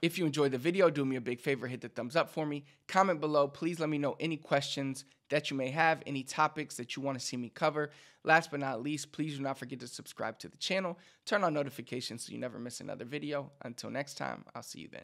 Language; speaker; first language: English; early bilingual, other home language; Spanish